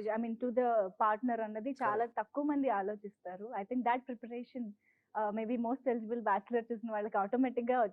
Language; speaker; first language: Telugu; native; Telugu